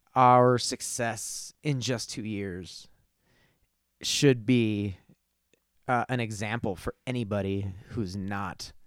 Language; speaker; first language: English; native; English